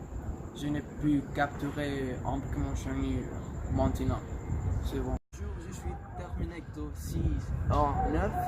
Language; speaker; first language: French; non-native, learner; Spanish